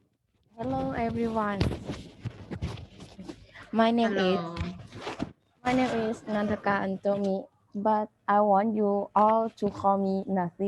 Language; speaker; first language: English; non-native, learner; Thai